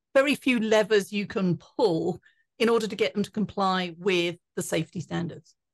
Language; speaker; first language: English; native; English